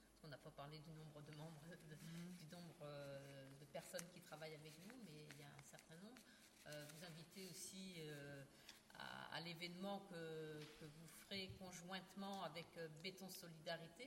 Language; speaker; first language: French; native; French